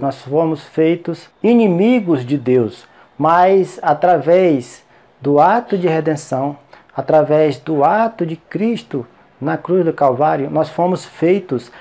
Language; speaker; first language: Portuguese; native; Portuguese